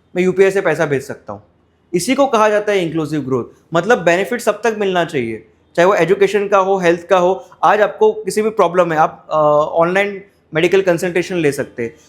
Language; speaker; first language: Hindi; non-native, local second language; Marathi